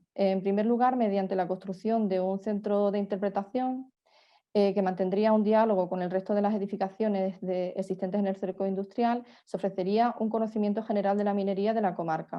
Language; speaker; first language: Spanish; native; Spanish